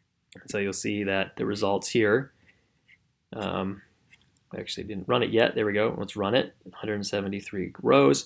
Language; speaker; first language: English; native; English